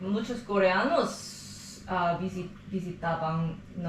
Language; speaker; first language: Spanish; non-native, learner; Korean